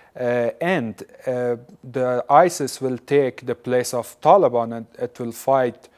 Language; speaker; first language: English; non-native, fluent; Persian